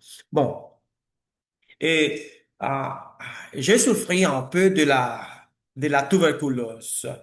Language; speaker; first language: French; non-native, learner; Spanish